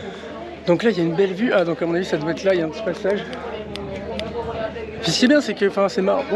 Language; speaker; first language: French; native; French